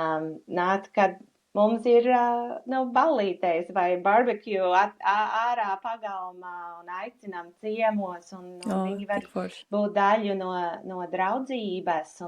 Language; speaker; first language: Latvian; non-native, fluent; English